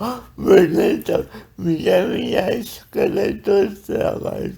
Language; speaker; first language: Basque; non-native, learner; Spanish